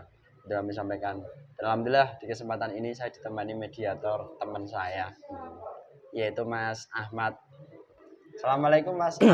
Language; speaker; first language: Indonesian; native; Indonesian